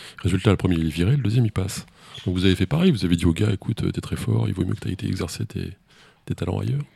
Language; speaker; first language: French; native; French